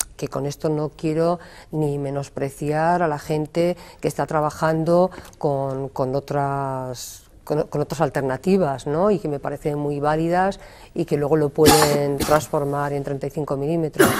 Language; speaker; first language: Spanish; native; Spanish